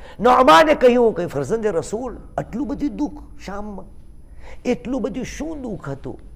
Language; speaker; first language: Gujarati; early bilingual, heritage; Gujarati